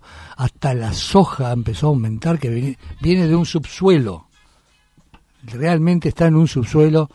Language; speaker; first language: Spanish; native; Spanish